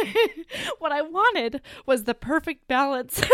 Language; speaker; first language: English; native; English